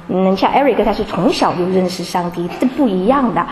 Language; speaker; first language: Chinese; native; Chinese